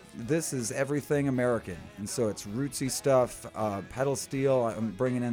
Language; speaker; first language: English; native; English